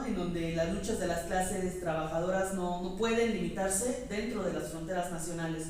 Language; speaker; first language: Spanish; native; Spanish